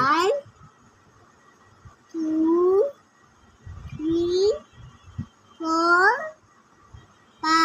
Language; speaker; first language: English; non-native, learner; Bangla